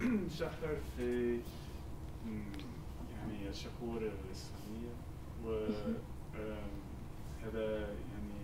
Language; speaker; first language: Arabic; non-native, learner; English